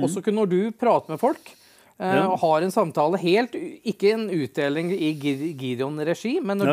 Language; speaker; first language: Norwegian; native; Norwegian